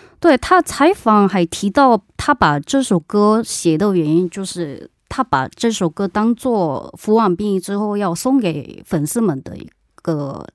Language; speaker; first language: Chinese; non-native, fluent; Korean